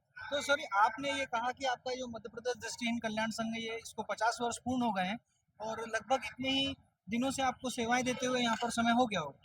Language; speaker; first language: Hindi; native; Hindi